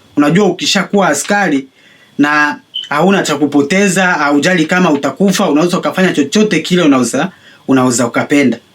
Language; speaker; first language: Swahili; native; Swahili